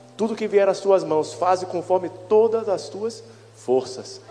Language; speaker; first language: Portuguese; native; Portuguese